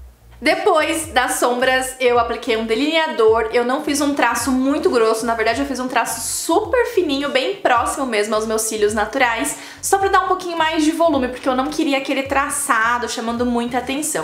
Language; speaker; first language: Portuguese; native; Portuguese